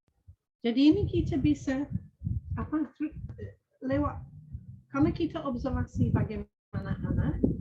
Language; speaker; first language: Indonesian; non-native, fluent; English